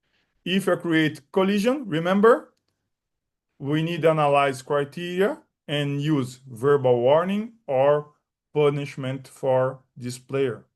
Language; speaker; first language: English; non-native, learner; Portuguese